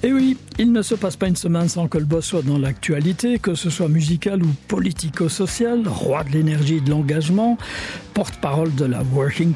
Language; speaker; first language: French; native; French